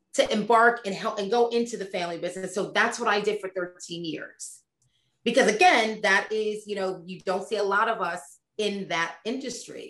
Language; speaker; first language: English; native; English